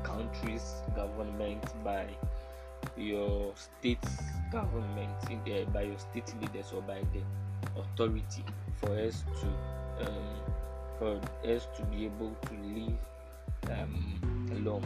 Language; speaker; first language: English; non-native, local second language; Akan